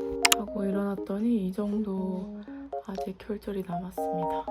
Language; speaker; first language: Korean; native; Korean